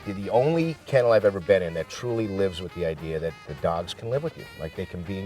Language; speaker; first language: English; native; English